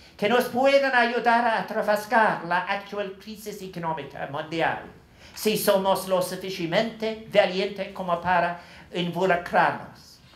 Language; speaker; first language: Spanish; non-native, learner; English